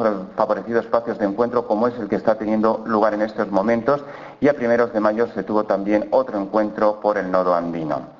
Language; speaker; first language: Spanish; native; Spanish